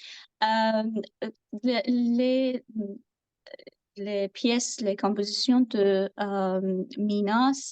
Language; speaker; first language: French; non-native, learner; Persian